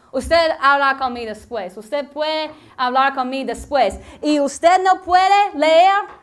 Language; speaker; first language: Spanish; non-native, learner; English